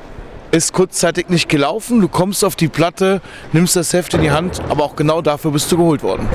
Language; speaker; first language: German; native; German